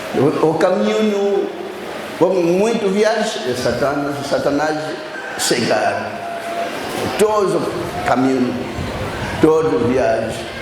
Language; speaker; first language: Portuguese; non-native, learner; Lingala